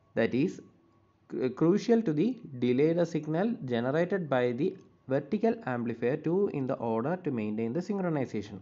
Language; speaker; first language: English; non-native, local second language; Malayalam